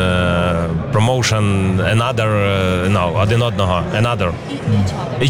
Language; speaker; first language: English; non-native, learner; Ukrainian